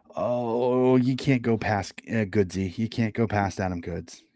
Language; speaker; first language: English; native; English